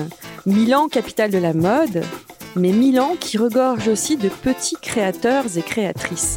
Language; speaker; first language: French; native; French